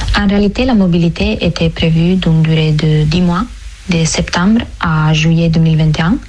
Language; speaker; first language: French; non-native, fluent; Italian